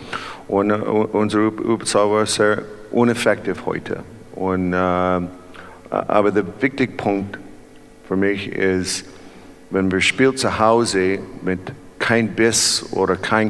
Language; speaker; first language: German; non-native, learner; English